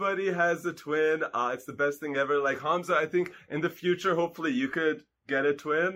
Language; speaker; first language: English; non-native, fluent; Hungarian